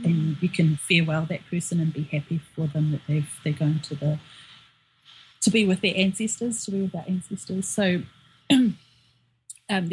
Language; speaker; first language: English; native; English